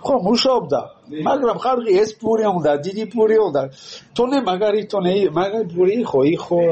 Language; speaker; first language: Georgian; non-native, learner; French